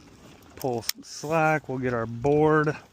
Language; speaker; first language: English; native; English